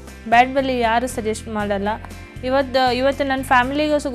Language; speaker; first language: Kannada; non-native, local second language; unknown